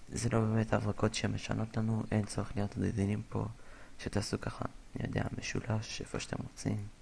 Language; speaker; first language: Hebrew; native; Hebrew